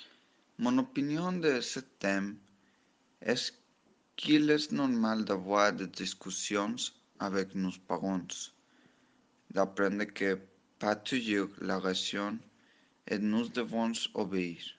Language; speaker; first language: French; non-native, learner; Spanish